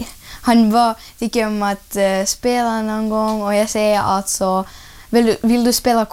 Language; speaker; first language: Swedish; non-native, learner; Russian